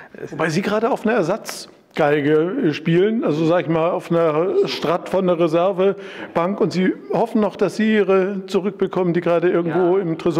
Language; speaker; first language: German; native; German